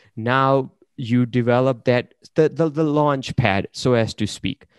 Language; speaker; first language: English; non-native, local second language; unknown